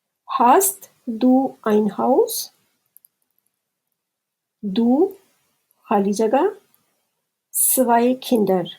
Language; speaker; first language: German; non-native, fluent; Urdu